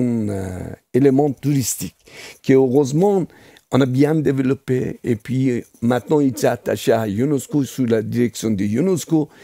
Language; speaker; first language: French; non-native, fluent; Persian